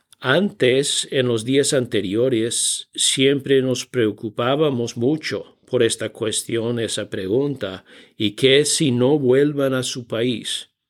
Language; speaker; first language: Spanish; non-native, fluent; English